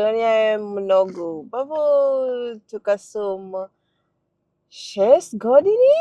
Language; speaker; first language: Macedonian; non-native, learner; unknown